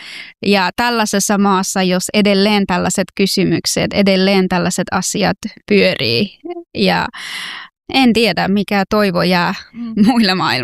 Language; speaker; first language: Finnish; non-native, fluent; Persian